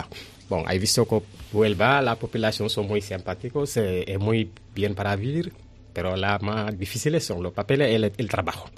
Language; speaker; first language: Spanish; non-native, learner; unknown